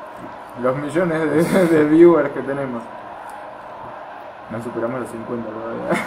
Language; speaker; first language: Spanish; native; Spanish